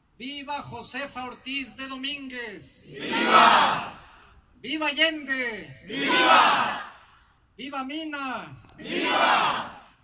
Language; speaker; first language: Spanish; native; Spanish